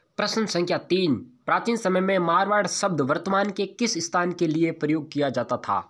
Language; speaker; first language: Hindi; native; Hindi